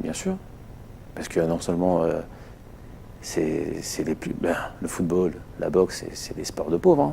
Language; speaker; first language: French; native; French